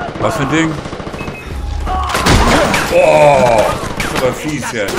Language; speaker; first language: German; native; German